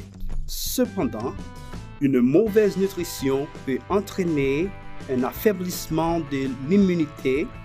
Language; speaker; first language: French; non-native, fluent; Spanish